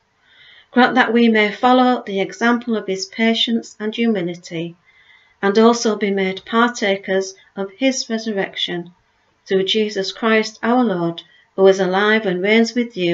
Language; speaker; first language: English; native; English